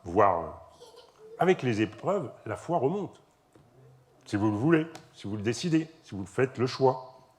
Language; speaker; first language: French; native; French